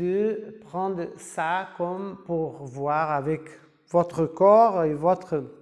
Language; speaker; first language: French; non-native, fluent; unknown